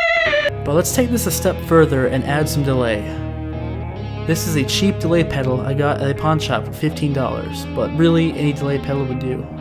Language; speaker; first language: English; native; English